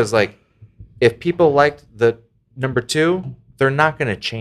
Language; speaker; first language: English; native; English